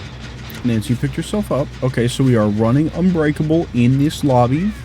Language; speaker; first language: English; native; English